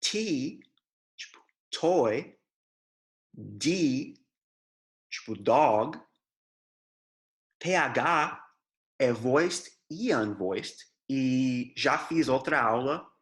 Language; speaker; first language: Portuguese; non-native, fluent; English